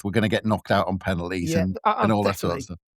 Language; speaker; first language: English; native; English